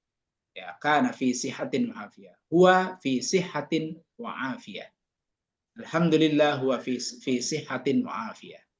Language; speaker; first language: Arabic; non-native, fluent; Indonesian